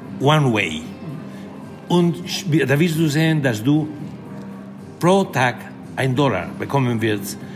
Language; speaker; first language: German; non-native, fluent; Spanish